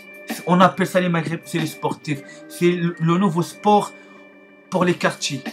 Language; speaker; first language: French; non-native, learner; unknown